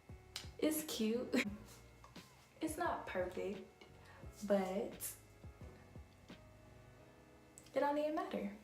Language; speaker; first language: English; native; English